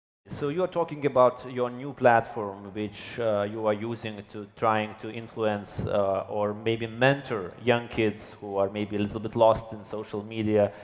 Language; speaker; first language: English; non-native, fluent; Lithuanian